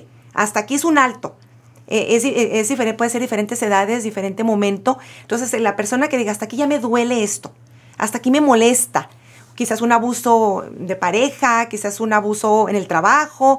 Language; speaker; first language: Spanish; native; Spanish